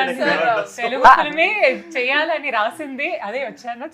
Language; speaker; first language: Telugu; non-native, fluent; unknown